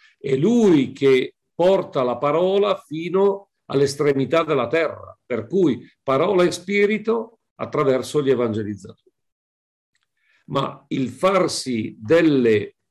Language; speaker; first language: Italian; native; Italian